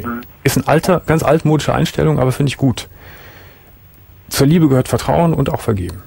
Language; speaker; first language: German; native; German